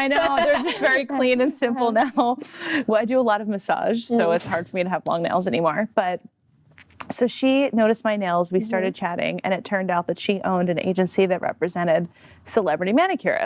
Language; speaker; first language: English; native; English